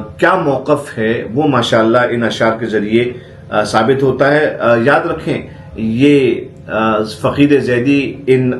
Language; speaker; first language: Urdu; native; Urdu